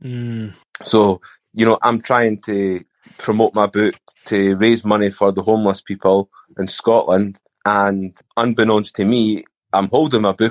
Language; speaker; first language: English; native; English